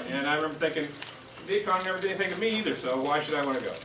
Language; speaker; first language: English; native; English